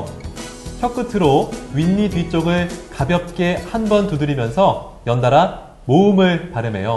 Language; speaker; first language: Korean; native; Korean